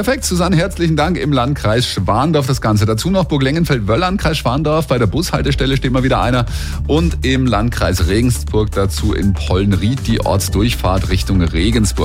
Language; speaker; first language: German; native; German